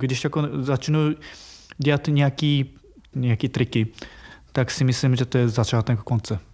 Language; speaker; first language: Czech; non-native, fluent; Japanese